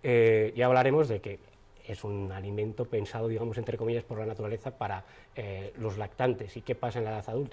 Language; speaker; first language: Spanish; native; Spanish